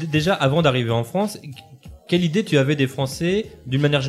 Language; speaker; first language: French; native; French